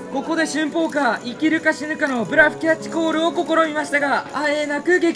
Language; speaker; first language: Japanese; native; Japanese